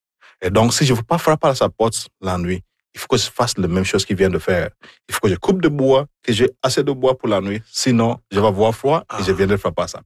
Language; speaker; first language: French; non-native, fluent; Igbo